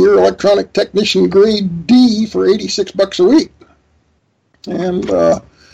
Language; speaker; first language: English; native; English